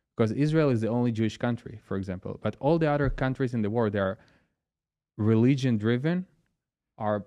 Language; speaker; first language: English; non-native, fluent; Hebrew